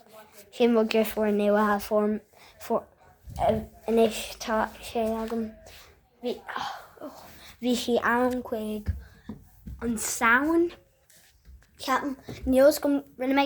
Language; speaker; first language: Irish; non-native, local second language; English